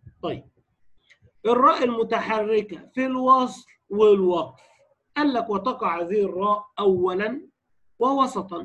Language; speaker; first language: Arabic; native; Arabic